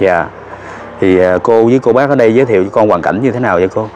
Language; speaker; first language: Vietnamese; native; Vietnamese